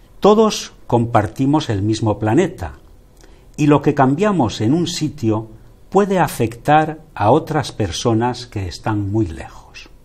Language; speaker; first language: Spanish; native; Spanish